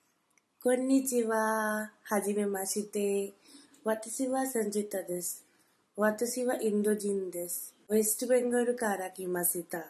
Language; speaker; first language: Japanese; non-native, learner; Bangla